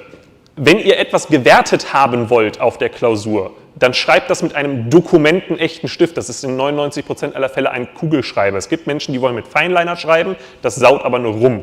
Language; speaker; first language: German; native; German